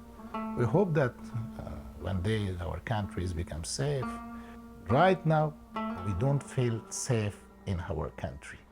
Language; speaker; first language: English; non-native, learner; Persian